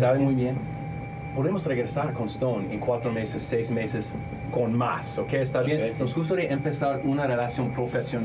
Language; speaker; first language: Spanish; non-native, learner; English